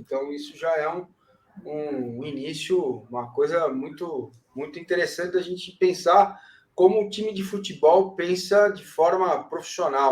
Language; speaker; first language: Portuguese; native; Portuguese